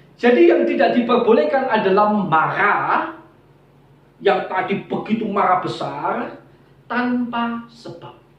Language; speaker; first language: Indonesian; non-native, local second language; Javanese